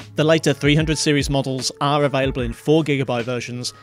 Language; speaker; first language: English; native; English